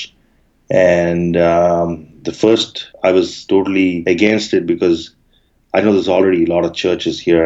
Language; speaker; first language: English; non-native, local second language; Malayalam